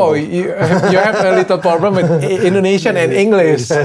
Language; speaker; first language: English; non-native, learner; Indonesian